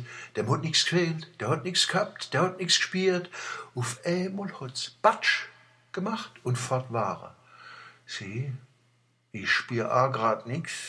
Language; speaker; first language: German; native; German